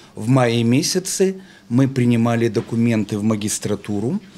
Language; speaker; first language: Ukrainian; non-native, local second language; Russian